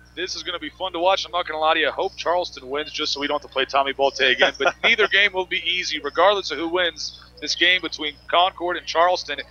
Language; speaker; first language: English; native; English